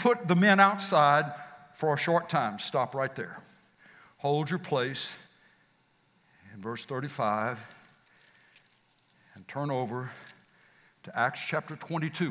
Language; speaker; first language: English; native; English